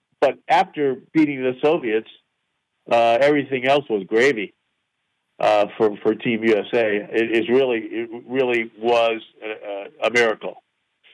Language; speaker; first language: English; native; English